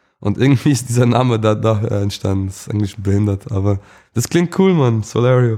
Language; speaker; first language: German; early bilingual, other home language; English